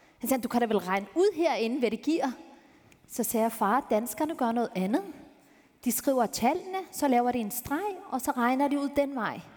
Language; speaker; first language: Danish; early bilingual, other home language; Turkish